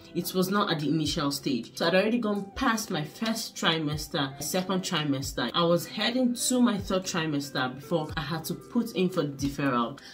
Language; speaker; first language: English; non-native, local second language; Igbo